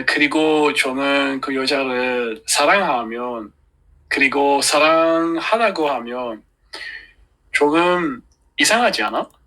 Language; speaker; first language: Korean; non-native, learner; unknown